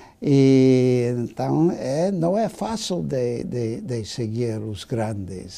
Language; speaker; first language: Portuguese; non-native, fluent; English